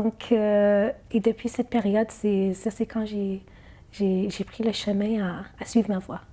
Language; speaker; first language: French; non-native, fluent; Arabic